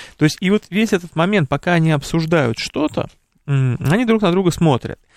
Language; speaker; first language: Russian; native; Russian